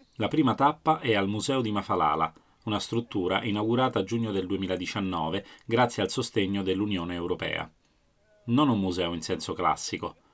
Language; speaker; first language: Italian; native; Italian